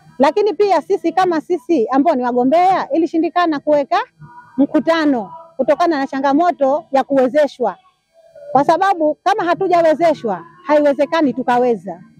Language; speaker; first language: Swahili; native; Swahili